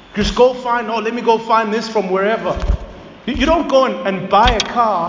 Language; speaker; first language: English; non-native, local second language; Zulu